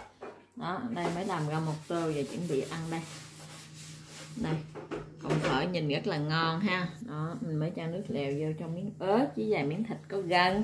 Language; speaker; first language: Vietnamese; native; Vietnamese